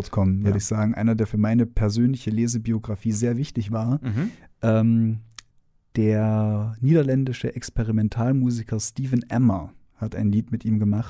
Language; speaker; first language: German; native; German